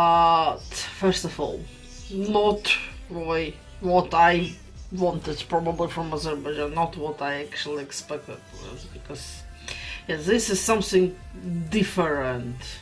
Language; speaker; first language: English; non-native, fluent; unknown